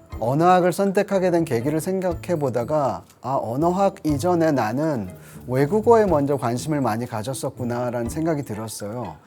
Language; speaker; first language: Korean; native; Korean